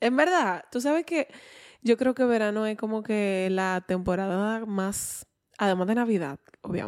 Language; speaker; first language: Spanish; native; Spanish